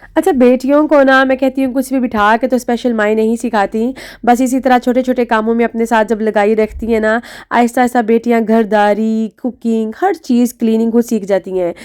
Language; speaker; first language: Urdu; native; Urdu